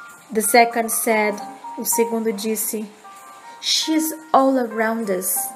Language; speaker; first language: English; non-native, fluent; Portuguese